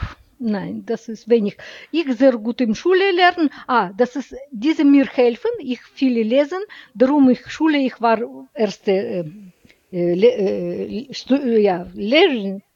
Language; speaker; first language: German; non-native, learner; Russian